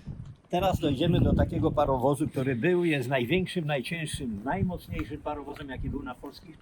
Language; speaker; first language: Polish; native; Polish